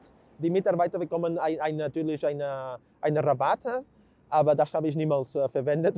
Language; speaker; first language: German; non-native, fluent; Catalan